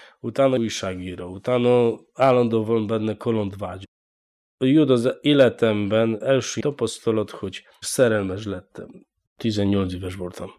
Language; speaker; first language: Hungarian; non-native, learner; Polish